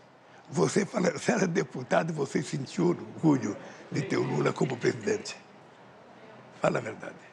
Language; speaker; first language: Portuguese; native; Portuguese